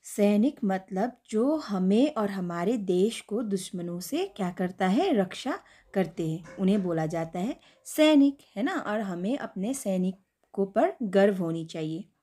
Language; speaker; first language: Hindi; native; Hindi